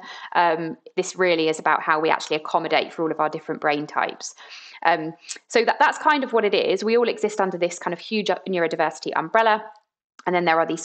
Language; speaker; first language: English; native; English